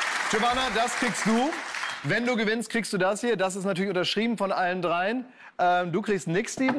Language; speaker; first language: German; native; German